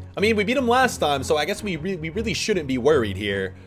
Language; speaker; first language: English; native; English